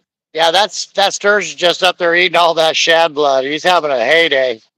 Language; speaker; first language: English; native; English